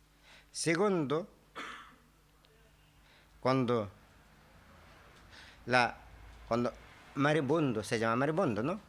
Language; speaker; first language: Spanish; non-native, learner; Tibetan